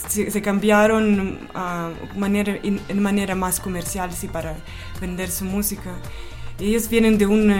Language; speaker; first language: Spanish; non-native, fluent; Russian